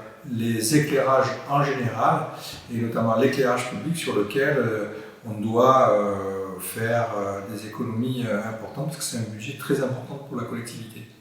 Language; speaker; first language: French; native; French